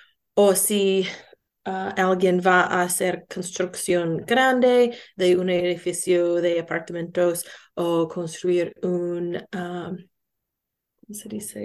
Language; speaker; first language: Spanish; non-native, learner; English